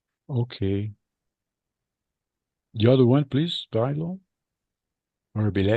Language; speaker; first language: English; non-native, fluent; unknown